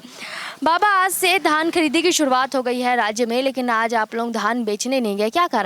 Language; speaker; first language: Hindi; native; Hindi